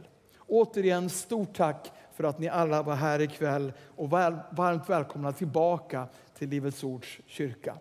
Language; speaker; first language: Swedish; native; Swedish